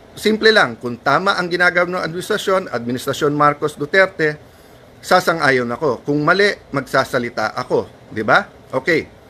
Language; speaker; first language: Filipino; native; Filipino